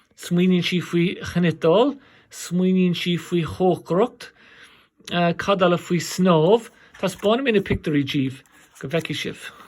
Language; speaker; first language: Irish; native; Irish